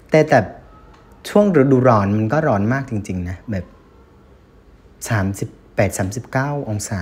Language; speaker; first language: Thai; non-native, fluent; Vietnamese